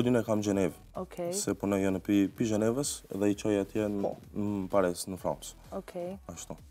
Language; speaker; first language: Albanian; early bilingual, heritage; Albanian